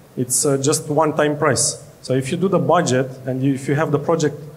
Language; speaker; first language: English; non-native, fluent; Romanian